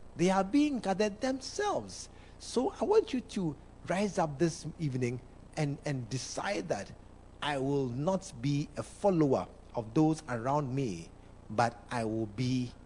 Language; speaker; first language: English; non-native, local second language; Akan